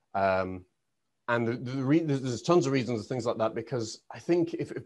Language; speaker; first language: English; native; English